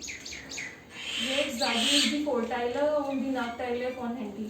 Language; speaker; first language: German; non-native, learner; Hindi